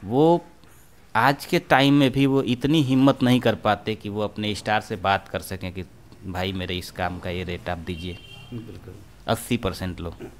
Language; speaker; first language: Hindi; native; Hindi